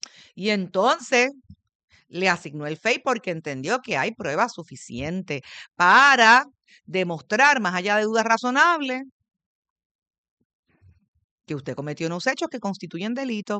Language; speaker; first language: Spanish; native; Spanish